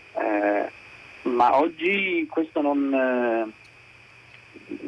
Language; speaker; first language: Italian; non-native, fluent; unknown